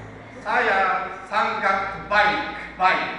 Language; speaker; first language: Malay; non-native, learner; Japanese